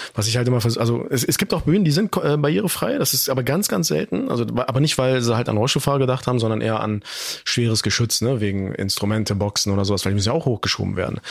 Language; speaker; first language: German; early bilingual, other home language; Turkish